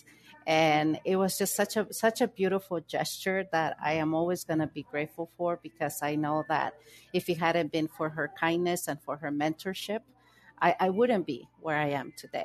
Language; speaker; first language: English; early bilingual, other home language; Spanish